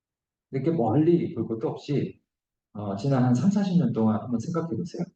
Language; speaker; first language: Korean; native; Korean